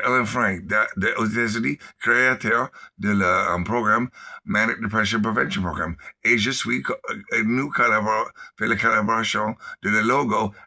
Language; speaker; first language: French; non-native, learner; English